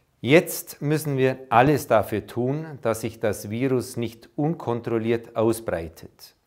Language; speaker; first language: German; native; German